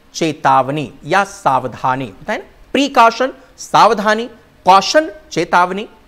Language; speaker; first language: Hindi; native; Hindi